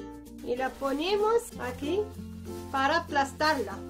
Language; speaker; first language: Spanish; non-native, fluent; Arabic